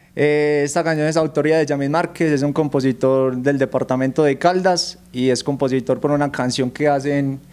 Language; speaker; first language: Spanish; native; Spanish